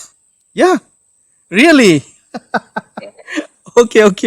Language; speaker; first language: English; non-native, learner; Bangla